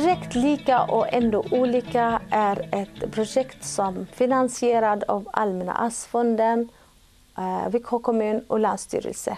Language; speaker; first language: Swedish; non-native, fluent; Arabic